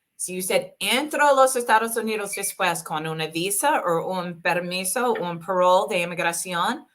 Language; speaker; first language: Spanish; non-native, learner; English